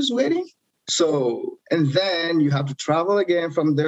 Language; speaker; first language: English; non-native, local second language; French